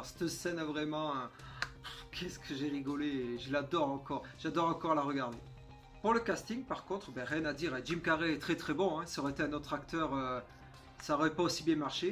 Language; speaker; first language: French; native; French